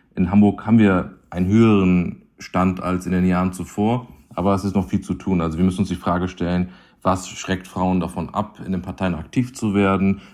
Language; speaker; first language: German; native; German